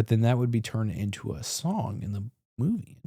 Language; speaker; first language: English; native; English